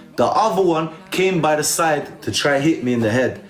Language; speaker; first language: English; early bilingual, other home language; Albanian